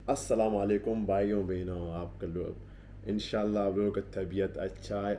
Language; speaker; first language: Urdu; non-native, local second language; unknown